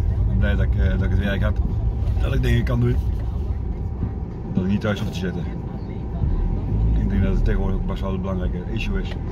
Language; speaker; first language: Dutch; native; Dutch